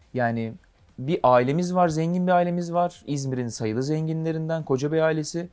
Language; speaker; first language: Turkish; native; Turkish